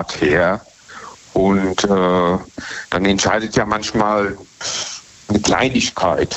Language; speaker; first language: German; native; German